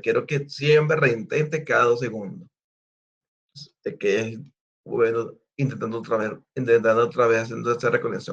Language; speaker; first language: Spanish; native; Spanish